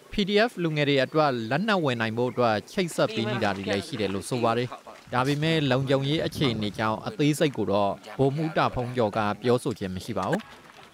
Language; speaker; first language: Burmese; native; Burmese